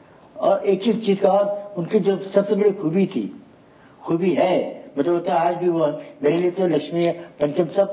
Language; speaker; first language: Hindi; native; Hindi